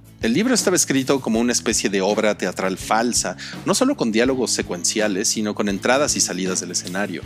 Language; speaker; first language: Spanish; native; Spanish